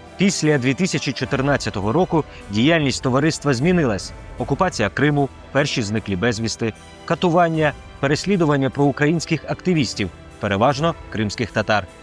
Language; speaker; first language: Ukrainian; native; Ukrainian